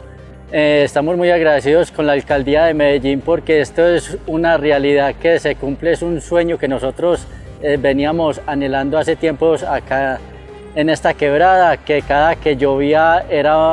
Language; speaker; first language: Spanish; native; Spanish